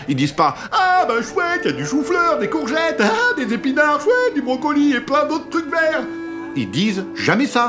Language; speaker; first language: French; native; French